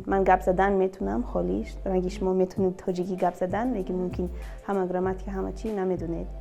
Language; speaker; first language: Persian; early bilingual, other home language; English